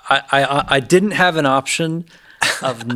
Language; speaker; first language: English; native; English